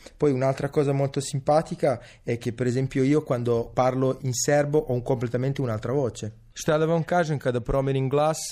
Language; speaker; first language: Italian; early bilingual, other home language; Serbian